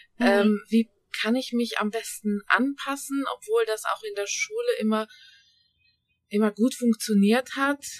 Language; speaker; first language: German; early bilingual, other home language; Hungarian